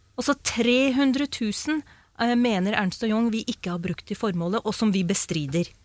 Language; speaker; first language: Norwegian; early bilingual, other home language; Urdu